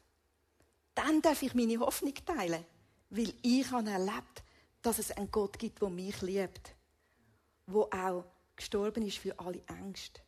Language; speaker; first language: German; native; German